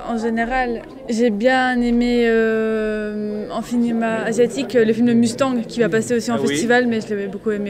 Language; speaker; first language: French; native; French